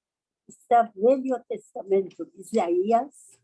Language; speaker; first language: Portuguese; non-native, learner; Persian